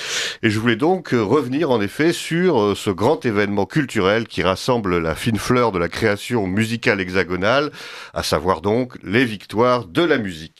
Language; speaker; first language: French; native; French